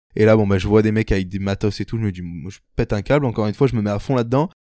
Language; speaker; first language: French; native; French